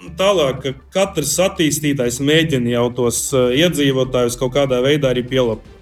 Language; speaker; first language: Latvian; non-native, local second language; Russian